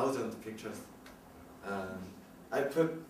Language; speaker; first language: English; non-native, learner; Korean